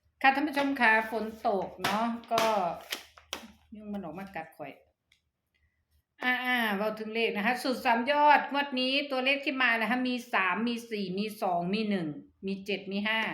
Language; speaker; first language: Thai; non-native, local second language; Northeastern Thai